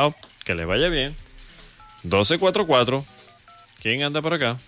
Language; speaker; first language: Spanish; native; Spanish